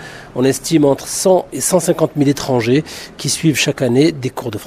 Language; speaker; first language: French; native; French